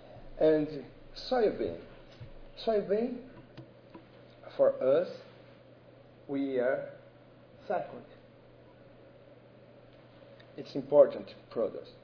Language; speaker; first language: English; non-native, learner; Portuguese